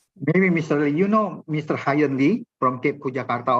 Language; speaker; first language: English; non-native, learner; Indonesian